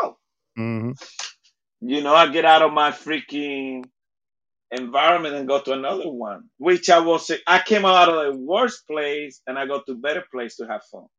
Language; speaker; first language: English; non-native, fluent; Spanish